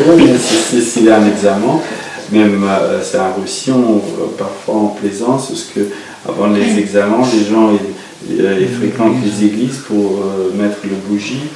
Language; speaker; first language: French; non-native, fluent; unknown